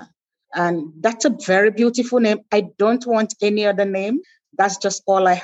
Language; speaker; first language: English; non-native, local second language; Igbo